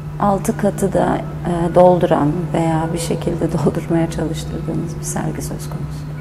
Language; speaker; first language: Turkish; early bilingual, heritage; German